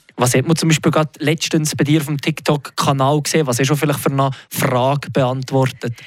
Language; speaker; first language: German; native; German